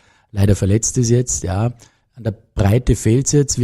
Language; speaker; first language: German; native; German